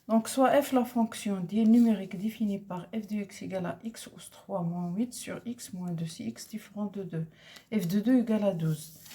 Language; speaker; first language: French; non-native, local second language; Arabic